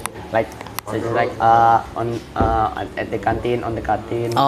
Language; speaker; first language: English; non-native, learner; Indonesian